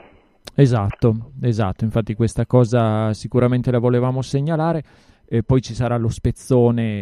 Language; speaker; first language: Italian; native; Italian